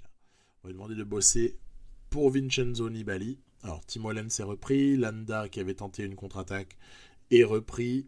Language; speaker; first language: French; native; French